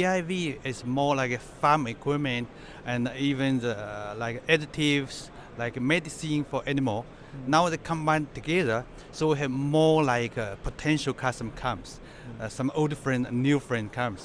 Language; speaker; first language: English; non-native, fluent; Chinese